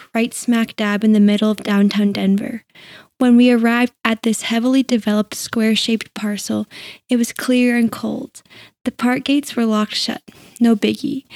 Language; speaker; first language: English; native; English